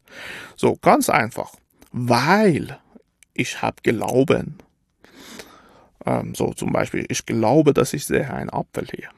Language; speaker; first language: German; non-native, fluent; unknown